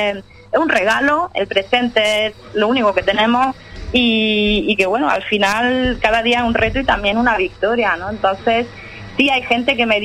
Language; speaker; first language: Spanish; native; Spanish